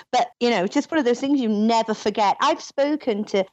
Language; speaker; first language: English; native; English